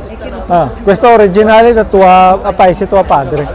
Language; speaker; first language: Italian; non-native, learner; Filipino